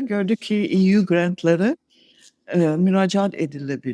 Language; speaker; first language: Turkish; non-native, fluent; English